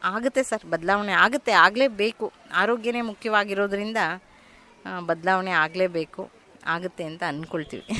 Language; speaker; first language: Kannada; native; Kannada